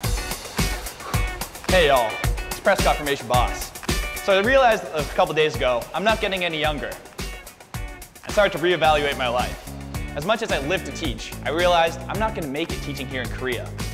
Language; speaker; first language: English; native; English